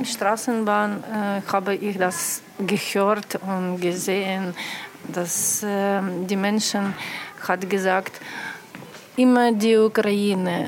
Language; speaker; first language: German; non-native, learner; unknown